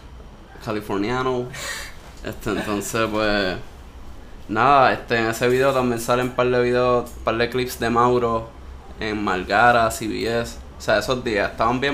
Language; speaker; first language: Spanish; native; Spanish